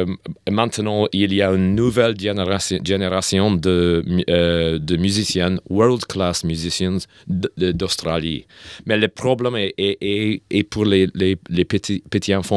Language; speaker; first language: French; non-native, learner; English